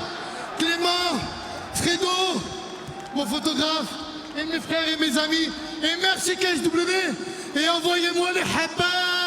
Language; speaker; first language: French; native; French